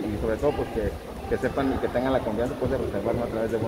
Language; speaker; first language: Spanish; native; Spanish